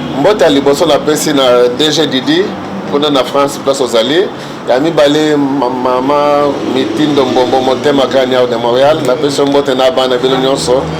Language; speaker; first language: Lingala; native; Lingala